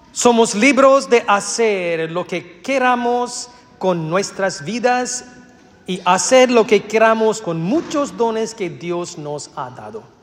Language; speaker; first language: Spanish; non-native, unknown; Malayalam